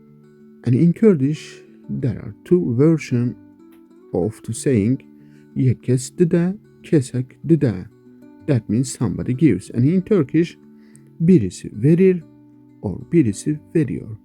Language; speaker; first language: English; non-native, fluent; Kurdish